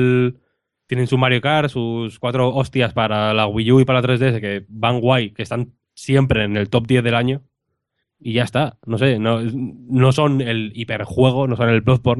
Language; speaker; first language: Spanish; native; Spanish